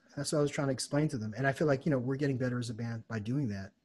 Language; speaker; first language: English; native; English